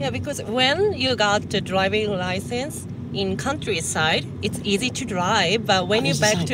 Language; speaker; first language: English; non-native, learner; Japanese